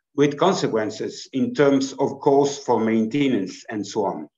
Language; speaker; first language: English; non-native, fluent; Italian